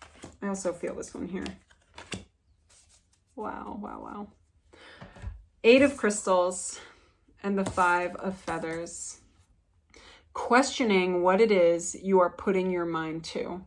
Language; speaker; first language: English; native; English